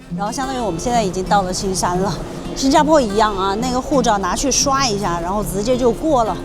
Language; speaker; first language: Chinese; native; Chinese